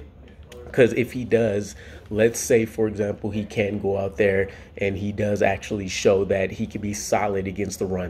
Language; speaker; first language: English; native; English